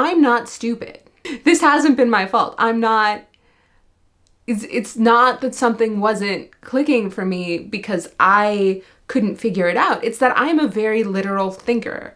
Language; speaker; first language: English; native; English